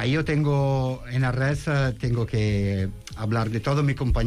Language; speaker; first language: Spanish; non-native, fluent; Italian